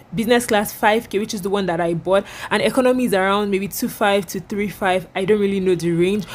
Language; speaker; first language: English; non-native, local second language; Igbo